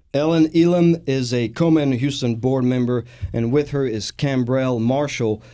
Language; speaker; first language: English; non-native, fluent; French